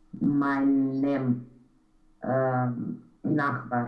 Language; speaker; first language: German; non-native, learner; Romanian